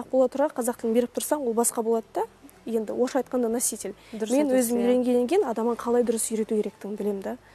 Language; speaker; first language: Kazakh; non-native, local second language; Russian